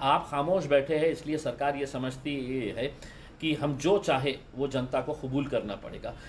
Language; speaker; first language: Hindi; non-native, local second language; Urdu